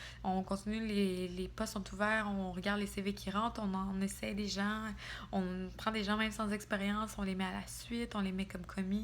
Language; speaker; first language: French; native; French